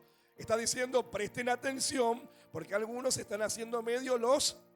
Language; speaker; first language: Spanish; native; Spanish